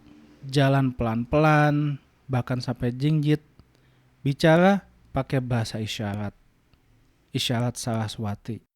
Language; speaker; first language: Indonesian; native; Indonesian